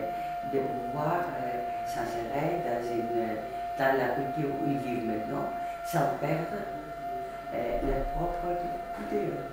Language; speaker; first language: French; non-native, fluent; Greek